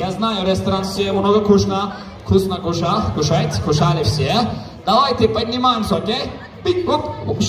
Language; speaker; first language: Russian; non-native, learner; Turkish